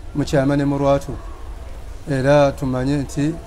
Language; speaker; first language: Arabic; non-native, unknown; Ganda